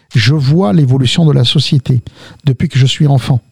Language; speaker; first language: French; early bilingual, other home language; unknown